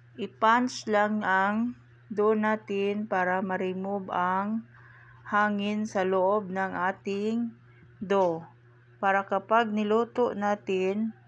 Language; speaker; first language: Filipino; non-native, local second language; Cebuano